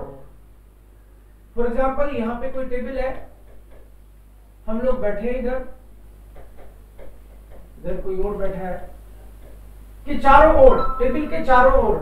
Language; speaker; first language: Hindi; native; Hindi